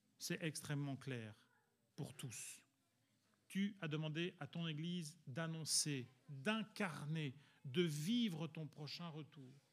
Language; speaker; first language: French; early bilingual, other home language; Italian